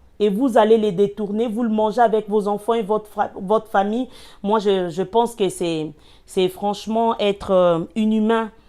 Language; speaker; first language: French; non-native, local second language; Lingala